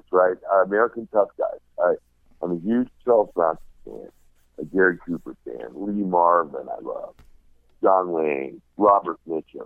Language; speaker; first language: English; native; English